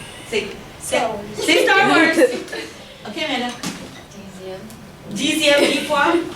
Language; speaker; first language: French; non-native, fluent; English